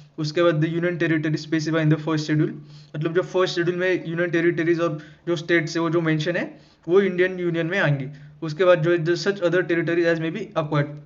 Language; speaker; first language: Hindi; non-native, local second language; Marathi